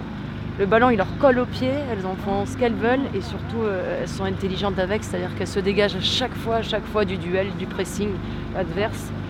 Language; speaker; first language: French; native; French